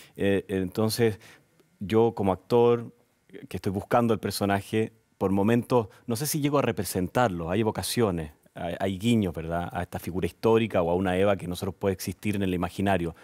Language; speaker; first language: Spanish; native; Spanish